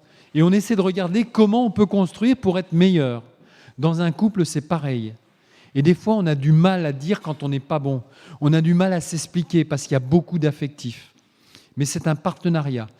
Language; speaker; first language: French; native; French